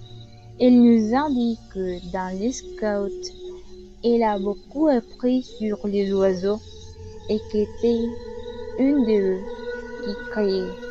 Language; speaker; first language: French; non-native, learner; Spanish